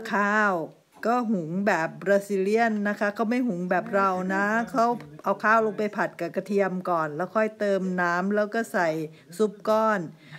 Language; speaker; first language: Thai; native; Thai